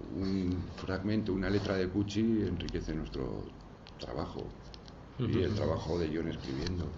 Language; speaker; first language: Spanish; native; Spanish